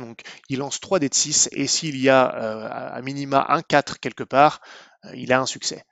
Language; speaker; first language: French; native; French